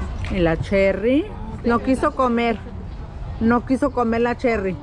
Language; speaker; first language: Spanish; early bilingual, heritage; Spanish